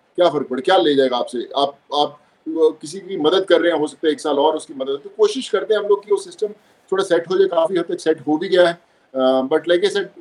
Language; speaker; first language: Hindi; non-native, local second language; Punjabi